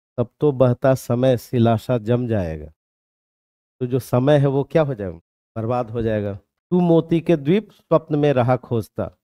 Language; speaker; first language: Hindi; native; Hindi